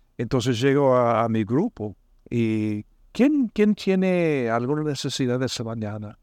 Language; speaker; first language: Spanish; non-native, fluent; English